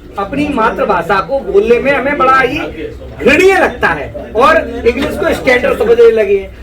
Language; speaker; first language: Hindi; native; Hindi